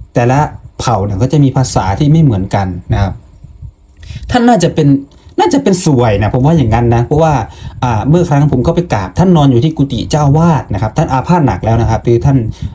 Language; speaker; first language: Thai; non-native, local second language; Lao